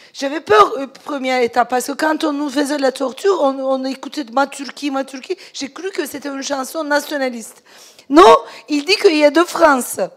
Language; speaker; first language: French; non-native, fluent; Turkish